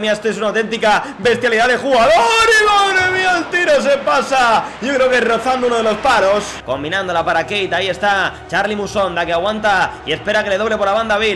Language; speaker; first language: Spanish; native; Spanish